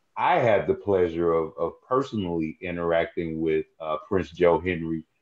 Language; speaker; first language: English; native; English